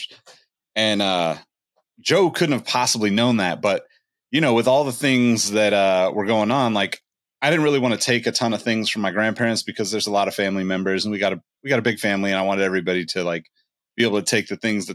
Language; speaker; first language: English; native; English